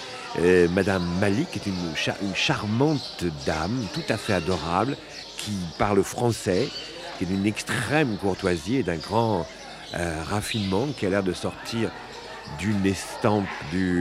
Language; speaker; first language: French; native; French